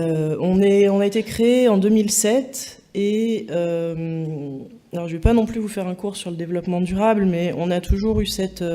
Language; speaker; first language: French; native; French